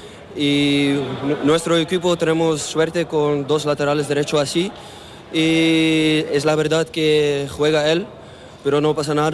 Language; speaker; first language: Spanish; non-native, learner; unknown